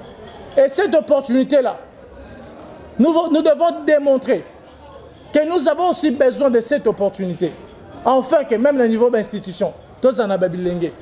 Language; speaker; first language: French; non-native, local second language; Lingala